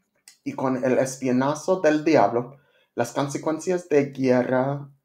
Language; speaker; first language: Spanish; non-native, learner; English